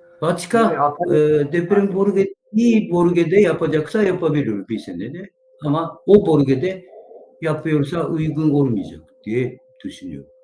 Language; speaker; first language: Turkish; non-native, learner; Japanese